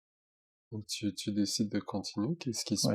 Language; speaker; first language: French; native; French